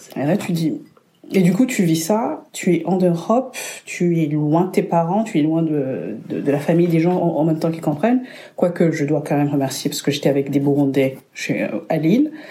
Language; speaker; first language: French; non-native, local second language; Rundi